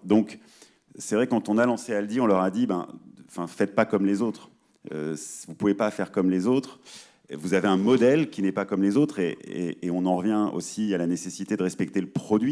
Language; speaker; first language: French; native; French